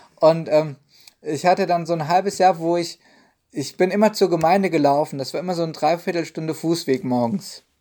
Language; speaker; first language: German; native; German